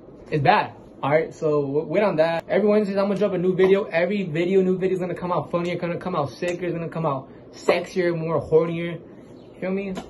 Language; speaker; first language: English; early bilingual, other home language; Spanish